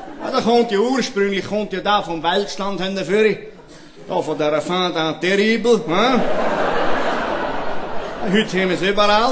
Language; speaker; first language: German; native; German